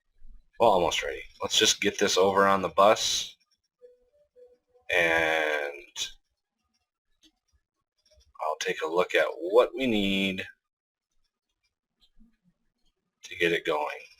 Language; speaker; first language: English; native; English